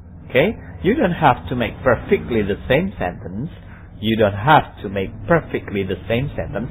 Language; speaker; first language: English; non-native, fluent; Indonesian